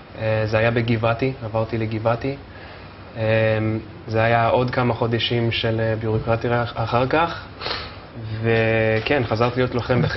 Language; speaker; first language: Hebrew; non-native, fluent; English